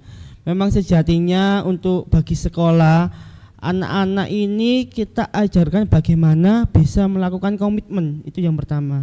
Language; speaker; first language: Indonesian; native; Indonesian